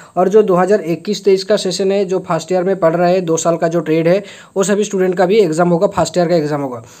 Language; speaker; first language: Hindi; non-native, local second language; Bangla